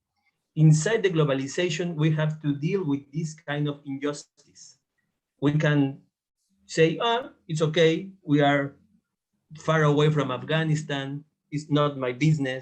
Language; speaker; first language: English; non-native, fluent; Spanish